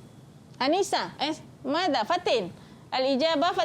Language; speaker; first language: Arabic; non-native, fluent; Malay